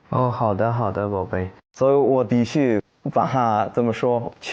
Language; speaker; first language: Chinese; non-native, fluent; English